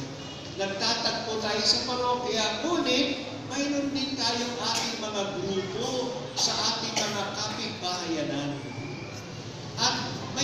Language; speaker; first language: Filipino; native; Filipino